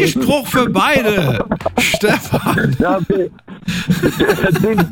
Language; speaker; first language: German; native; German